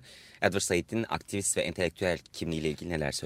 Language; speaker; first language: Turkish; native; Turkish